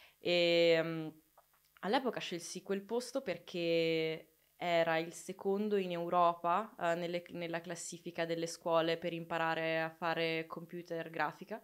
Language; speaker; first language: Italian; native; Italian